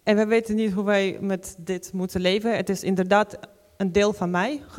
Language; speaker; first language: Dutch; non-native, fluent; Ukrainian